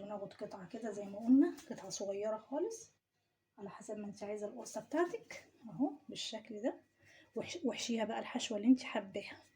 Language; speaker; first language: Arabic; native; Arabic